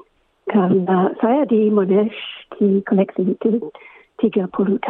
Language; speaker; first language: Indonesian; non-native, fluent; English